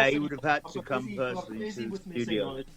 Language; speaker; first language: English; native; English